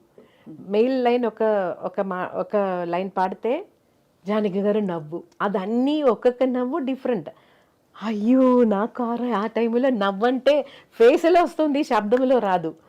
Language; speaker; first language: Telugu; non-native, local second language; Malayalam